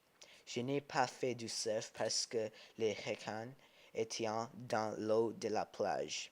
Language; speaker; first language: French; non-native, learner; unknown